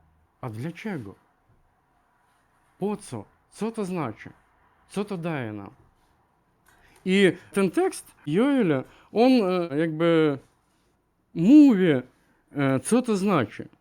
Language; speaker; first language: Polish; non-native, learner; Ukrainian